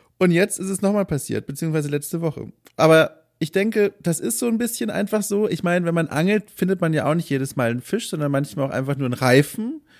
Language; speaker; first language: German; native; German